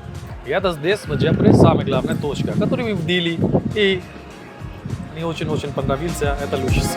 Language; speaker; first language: Russian; non-native, learner; Hindi